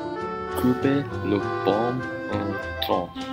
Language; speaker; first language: French; non-native, learner; English